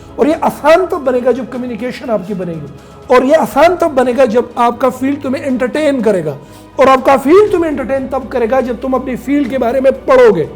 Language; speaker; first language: Urdu; non-native, local second language; Pashto